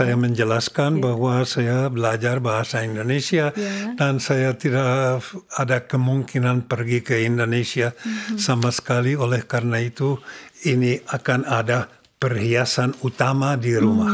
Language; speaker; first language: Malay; non-native, learner; Czech